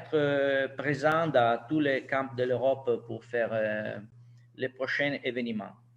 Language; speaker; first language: French; non-native, learner; Italian